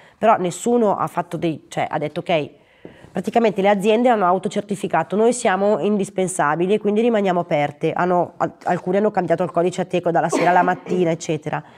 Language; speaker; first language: Italian; native; Italian